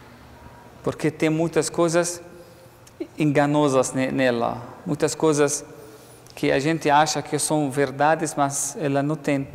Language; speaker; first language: Portuguese; non-native, learner; Arabic